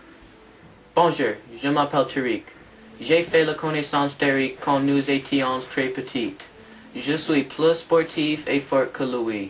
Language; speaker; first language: French; non-native, learner; English